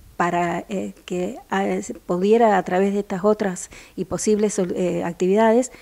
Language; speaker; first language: Spanish; native; Spanish